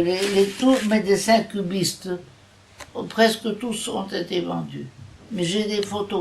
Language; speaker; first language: French; non-native, fluent; Italian